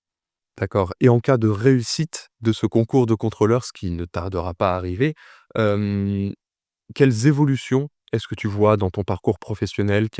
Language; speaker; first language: French; native; French